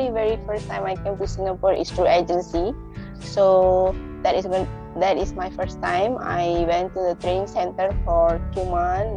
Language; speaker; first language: English; non-native, local second language; Indonesian